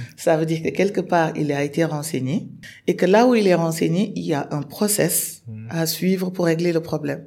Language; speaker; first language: French; non-native, local second language; Wolof